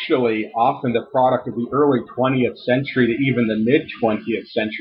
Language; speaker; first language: English; native; English